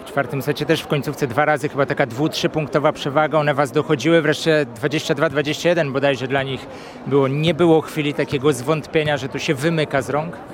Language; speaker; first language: Polish; native; Polish